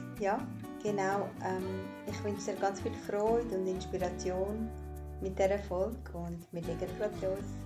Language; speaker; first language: German; early bilingual, other home language; Albanian